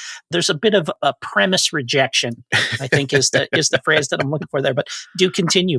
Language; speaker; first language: English; native; English